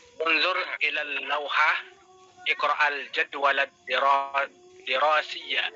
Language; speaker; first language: Arabic; non-native, learner; Indonesian